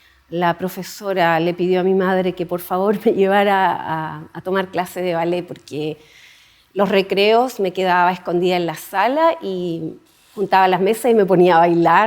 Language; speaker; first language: Spanish; native; Spanish